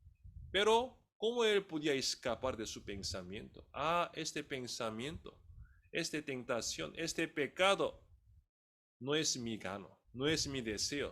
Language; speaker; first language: Spanish; non-native, fluent; Korean